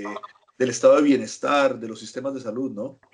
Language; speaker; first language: Spanish; native; Spanish